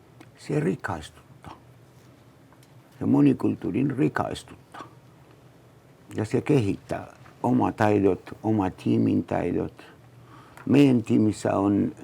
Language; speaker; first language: Finnish; non-native, learner; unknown